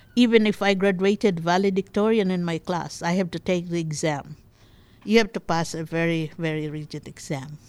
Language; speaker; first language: English; non-native, local second language; Bikol